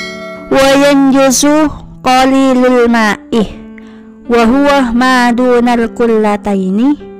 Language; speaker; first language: Arabic; non-native, fluent; Indonesian